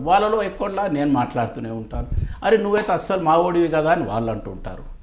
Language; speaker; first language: Telugu; native; Telugu